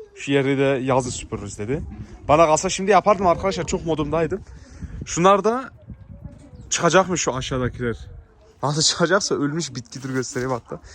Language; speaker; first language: Turkish; early bilingual, heritage; Turkish